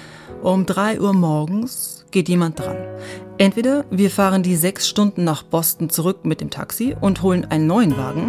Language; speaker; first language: German; native; German